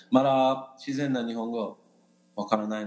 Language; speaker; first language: Japanese; non-native, learner; English